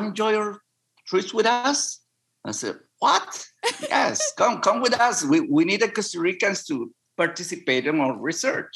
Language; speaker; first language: English; non-native, learner; Spanish